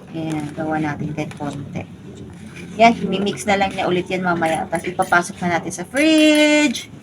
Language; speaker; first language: Filipino; non-native, local second language; Cebuano